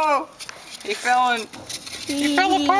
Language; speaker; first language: English; native; English